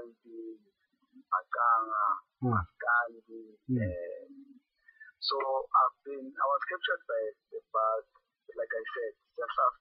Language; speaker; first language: English; non-native, local second language; Zulu